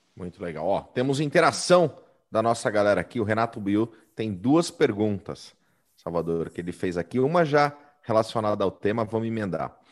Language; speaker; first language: Portuguese; native; Portuguese